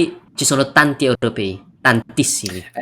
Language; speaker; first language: Italian; non-native, learner; Indonesian